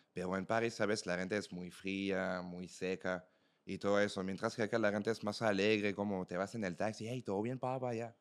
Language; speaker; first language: Spanish; non-native, fluent; French